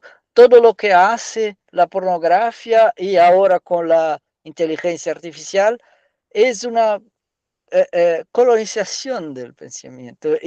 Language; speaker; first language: Spanish; non-native, learner; Portuguese